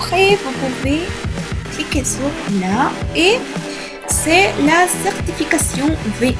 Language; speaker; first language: French; non-native, learner; Spanish